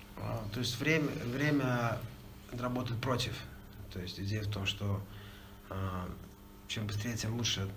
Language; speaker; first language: Russian; native; Russian